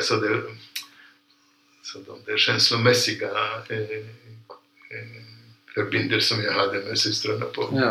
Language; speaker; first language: Swedish; non-native, fluent; Polish